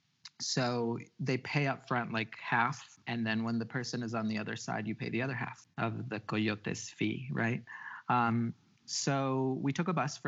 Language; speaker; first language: English; early bilingual, other home language; Spanish